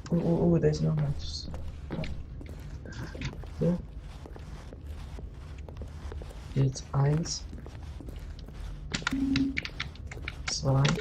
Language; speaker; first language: German; non-native, local second language; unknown